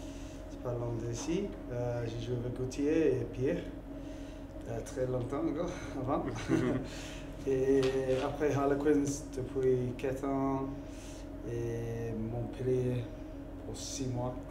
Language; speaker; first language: French; non-native, learner; English